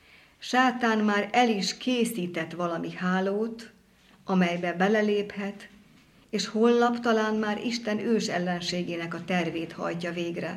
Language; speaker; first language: Hungarian; native; Hungarian